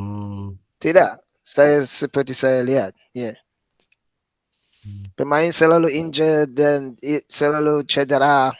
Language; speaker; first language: Indonesian; non-native, fluent; English